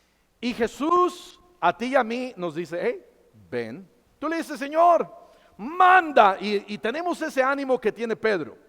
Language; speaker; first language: Spanish; native; Spanish